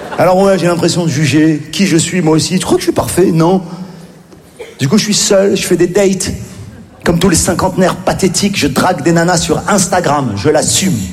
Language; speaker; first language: French; native; French